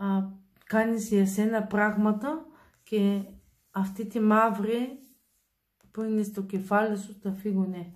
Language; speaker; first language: Greek; non-native, learner; Bulgarian